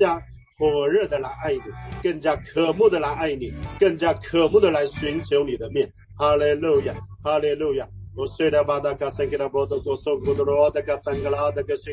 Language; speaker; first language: Chinese; native; Chinese